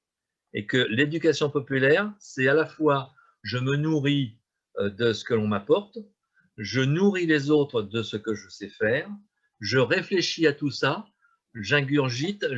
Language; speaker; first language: French; native; French